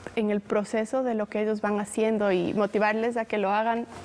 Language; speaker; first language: Spanish; native; Spanish